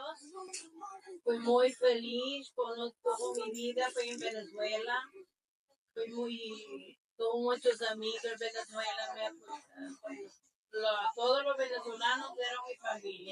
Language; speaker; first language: Spanish; non-native, learner; Portuguese